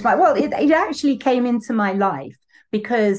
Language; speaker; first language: English; native; English